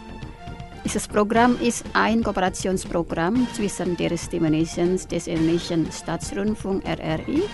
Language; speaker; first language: German; non-native, fluent; Indonesian